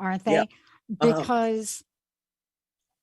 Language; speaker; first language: English; native; English